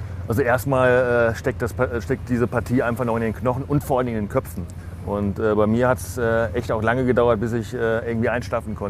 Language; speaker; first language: German; native; German